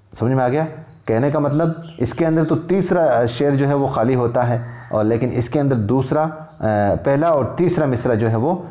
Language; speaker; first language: Urdu; native; Urdu